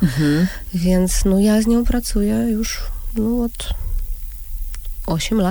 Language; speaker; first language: Polish; non-native, fluent; Russian